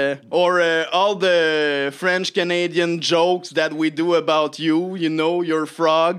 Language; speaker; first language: English; non-native, fluent; French